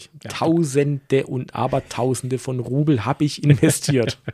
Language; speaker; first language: German; native; German